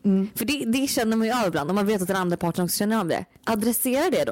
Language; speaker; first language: Swedish; native; Swedish